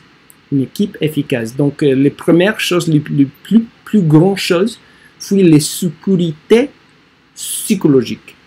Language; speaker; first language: French; non-native, learner; English